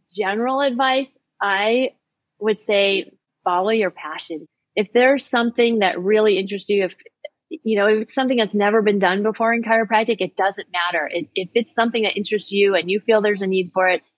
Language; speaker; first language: English; native; English